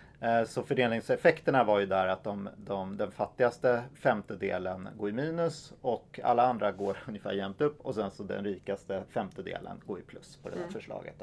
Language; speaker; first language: Swedish; native; Swedish